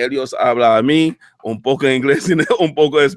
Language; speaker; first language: Spanish; non-native, learner; English